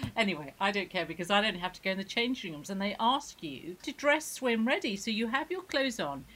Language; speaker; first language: English; native; English